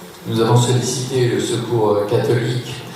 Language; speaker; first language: French; native; French